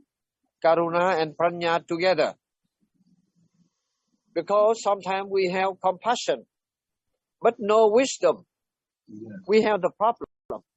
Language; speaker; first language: English; non-native, learner; Vietnamese